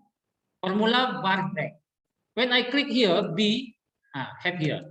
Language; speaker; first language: English; non-native, learner; Indonesian